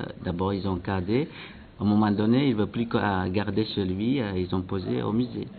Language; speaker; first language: French; non-native, local second language; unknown